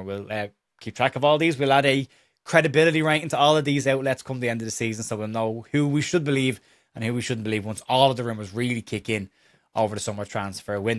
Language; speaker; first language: English; native; English